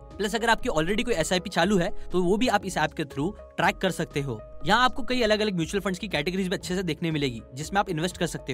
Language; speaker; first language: Hindi; native; Hindi